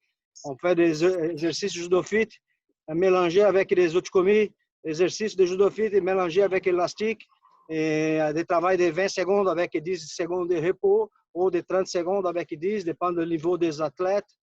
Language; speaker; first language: French; non-native, fluent; Portuguese